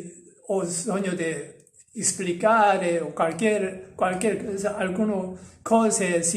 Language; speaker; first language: Italian; non-native, learner; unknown